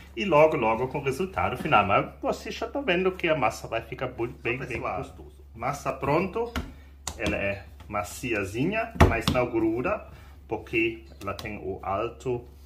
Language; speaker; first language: Portuguese; non-native, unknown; German